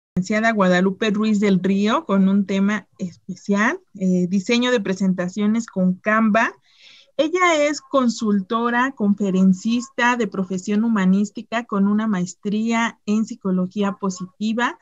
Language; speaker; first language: Spanish; native; Spanish